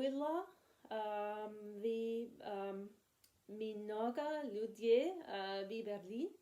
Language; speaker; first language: Russian; non-native, learner; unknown